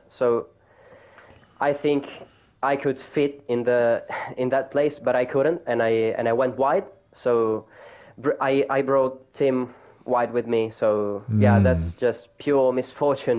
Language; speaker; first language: English; non-native, fluent; Italian